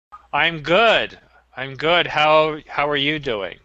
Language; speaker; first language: English; native; English